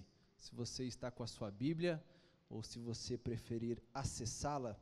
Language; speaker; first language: Portuguese; native; Portuguese